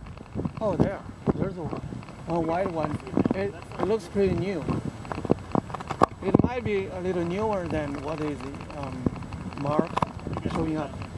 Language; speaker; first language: English; non-native, fluent; Chinese